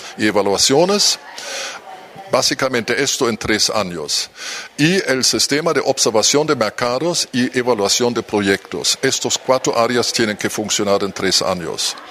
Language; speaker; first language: Spanish; non-native, fluent; German